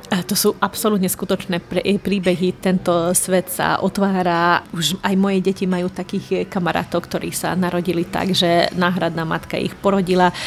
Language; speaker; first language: Slovak; non-native, local second language; Hungarian